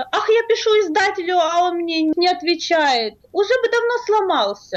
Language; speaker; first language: Russian; native; Russian